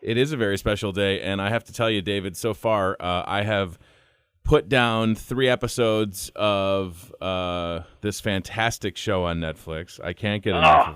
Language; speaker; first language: English; native; English